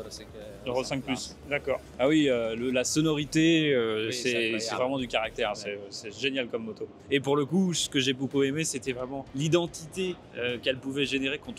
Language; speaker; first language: French; native; French